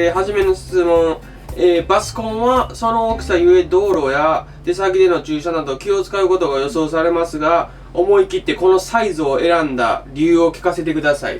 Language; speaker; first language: Japanese; native; Japanese